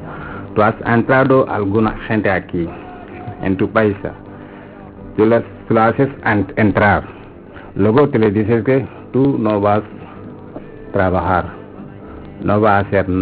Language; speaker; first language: Spanish; non-native, learner; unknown